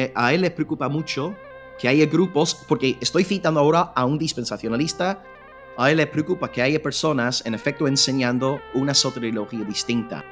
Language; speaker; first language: Spanish; non-native, fluent; English